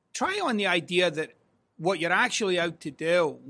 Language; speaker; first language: English; native; English